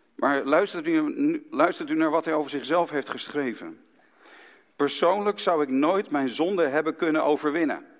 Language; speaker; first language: Dutch; native; Dutch